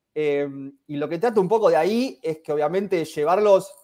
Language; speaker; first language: Spanish; native; Spanish